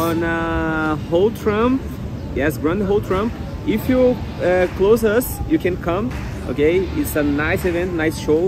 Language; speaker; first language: English; non-native, fluent; Portuguese